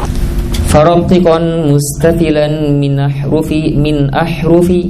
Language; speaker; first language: Arabic; non-native, fluent; Indonesian